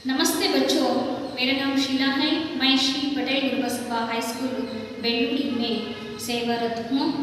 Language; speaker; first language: Hindi; non-native, local second language; Kannada